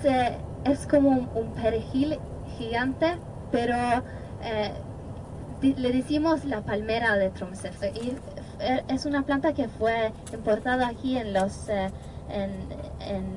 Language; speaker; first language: Spanish; non-native, fluent; Norwegian